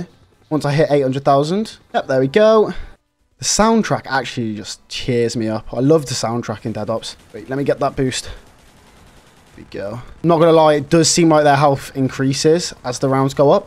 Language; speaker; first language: English; native; English